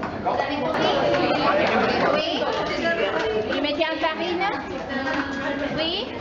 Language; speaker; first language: French; non-native, fluent; Galician